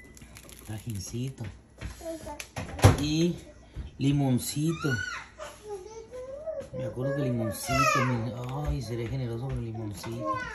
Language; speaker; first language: Spanish; native; Spanish